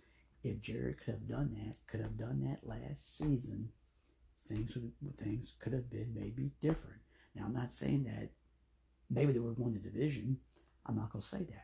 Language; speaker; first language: English; native; English